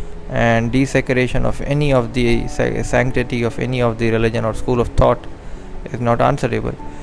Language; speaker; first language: English; non-native, local second language; Urdu